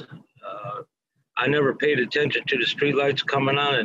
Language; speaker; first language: English; native; English